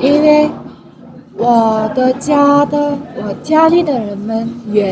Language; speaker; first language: Chinese; non-native, learner; Mongolian